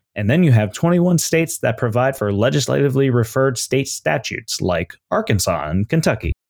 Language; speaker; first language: English; native; English